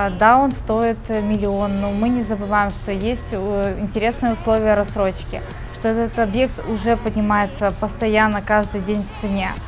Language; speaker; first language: Russian; native; Russian